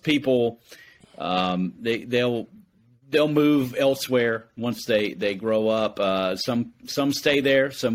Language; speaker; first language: English; native; English